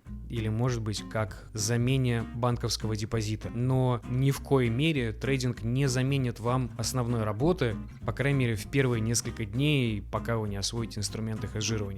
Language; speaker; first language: Russian; native; Russian